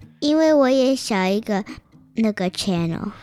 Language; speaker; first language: Chinese; early bilingual, heritage; Chinese